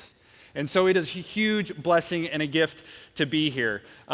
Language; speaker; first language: English; native; English